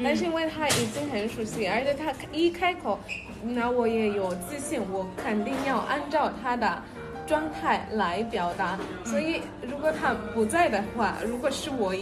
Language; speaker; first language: Chinese; non-native, learner; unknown